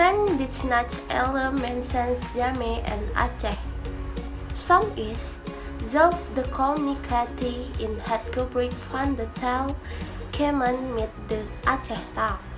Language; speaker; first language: Dutch; non-native, learner; Indonesian